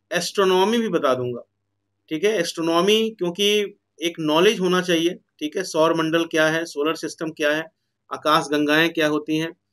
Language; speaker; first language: Hindi; native; Hindi